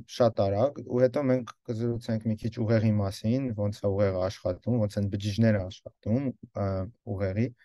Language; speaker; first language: Armenian; early bilingual, heritage; Armenian